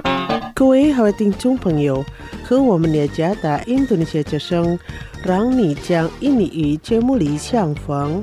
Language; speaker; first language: Chinese; non-native, fluent; Indonesian